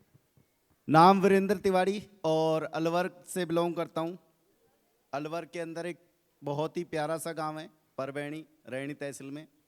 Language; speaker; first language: Hindi; native; Hindi